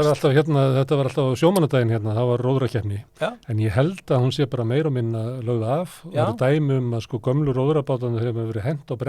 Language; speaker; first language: Icelandic; native; Icelandic